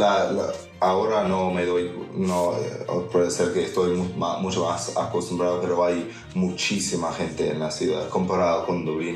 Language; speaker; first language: Spanish; non-native, fluent; English